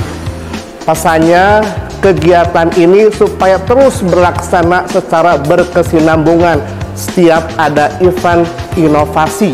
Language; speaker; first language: Indonesian; non-native, local second language; Sundanese